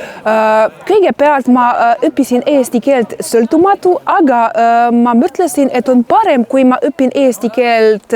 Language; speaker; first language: Estonian; non-native, learner; Croatian